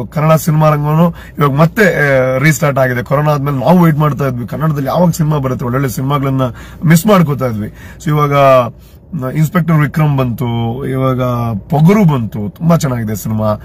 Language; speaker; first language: Kannada; non-native, local second language; Tulu